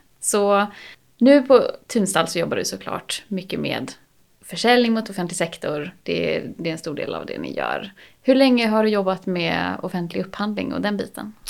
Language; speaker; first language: Swedish; native; Swedish